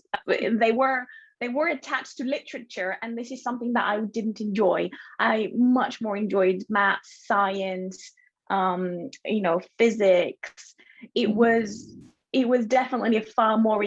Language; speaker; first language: English; non-native, fluent; Bulgarian